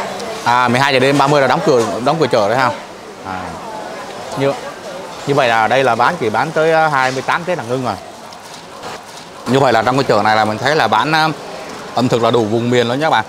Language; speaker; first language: Vietnamese; native; Vietnamese